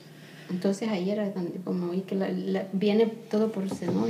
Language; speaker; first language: Spanish; native; Spanish